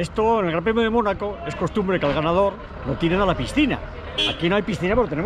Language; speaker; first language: Spanish; native; Spanish